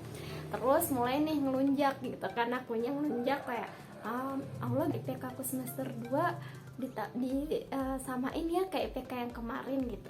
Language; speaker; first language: Indonesian; native; Indonesian